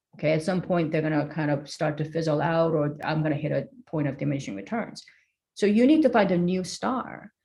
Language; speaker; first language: English; early bilingual, other home language; Korean